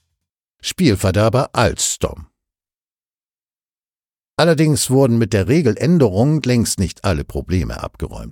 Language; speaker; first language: German; native; German